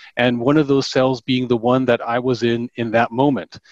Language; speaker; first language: English; non-native, fluent; German